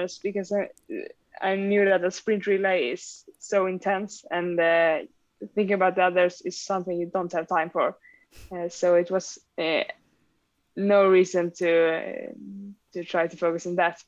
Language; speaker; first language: English; non-native, fluent; Swedish